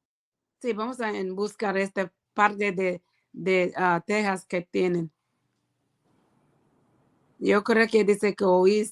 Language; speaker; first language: Spanish; non-native, learner; English